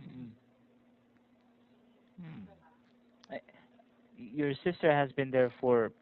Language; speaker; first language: English; non-native, fluent; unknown